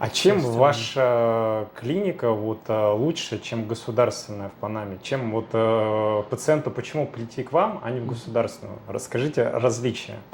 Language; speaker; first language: Russian; native; Russian